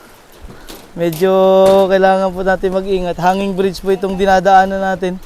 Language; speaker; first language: Filipino; native; Filipino